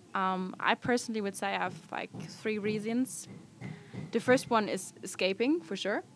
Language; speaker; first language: English; non-native, fluent; German